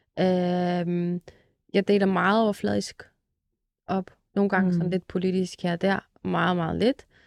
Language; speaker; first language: Danish; early bilingual, other home language; Arabic